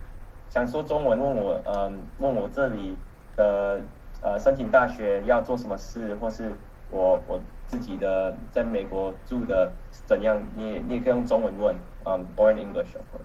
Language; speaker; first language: Chinese; early bilingual, heritage; Chinese